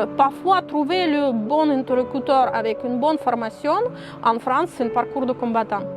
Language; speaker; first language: French; non-native, fluent; Russian